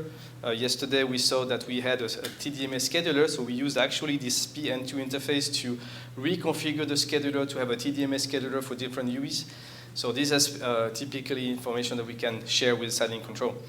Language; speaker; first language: English; non-native, fluent; French